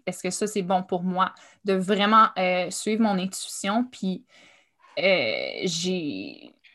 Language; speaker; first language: French; native; French